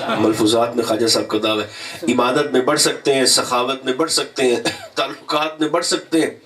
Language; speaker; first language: Urdu; non-native, local second language; Punjabi